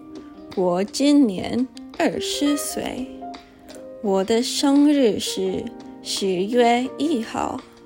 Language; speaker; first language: Chinese; early bilingual, heritage; Chinese